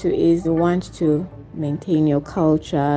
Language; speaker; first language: English; non-native, local second language; Ganda